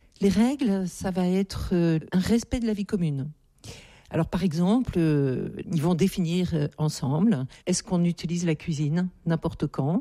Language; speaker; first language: French; native; French